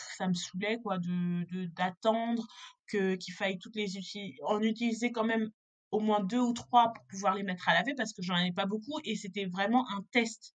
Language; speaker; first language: French; native; French